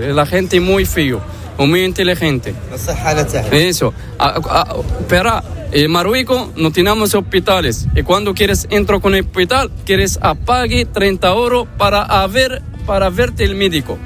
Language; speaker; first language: Spanish; non-native, learner; Arabic